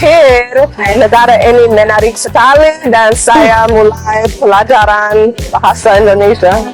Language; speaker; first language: Indonesian; non-native, learner; English